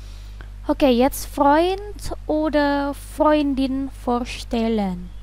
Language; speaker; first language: German; non-native, fluent; Indonesian